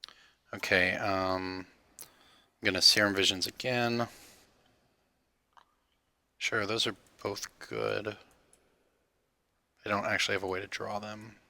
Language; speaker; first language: English; native; English